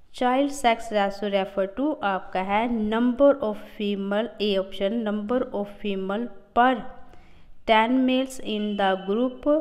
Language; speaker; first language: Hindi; non-native, local second language; Punjabi